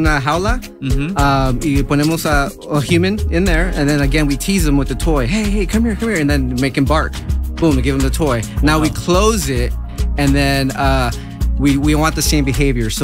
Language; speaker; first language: Spanish; early bilingual, heritage; Spanish